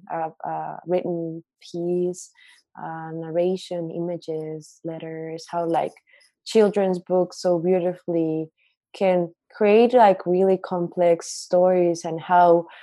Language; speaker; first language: English; non-native, fluent; Spanish